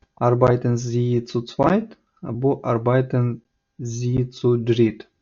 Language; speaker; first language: German; non-native, fluent; Ukrainian